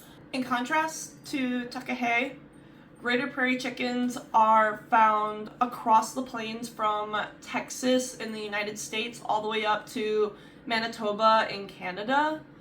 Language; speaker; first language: English; native; English